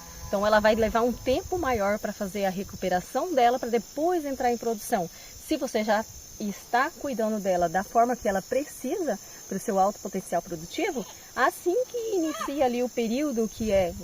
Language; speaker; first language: Portuguese; native; Portuguese